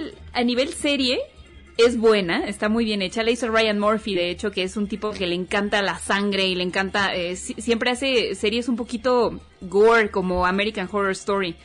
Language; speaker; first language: Spanish; native; Spanish